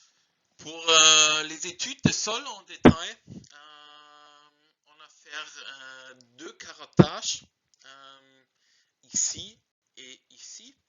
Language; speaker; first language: French; non-native, learner; German